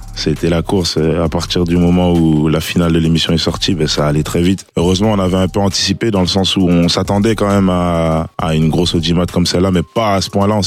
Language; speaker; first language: French; early bilingual, other home language; Lingala